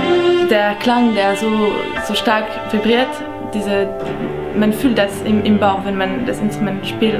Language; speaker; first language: German; non-native, local second language; French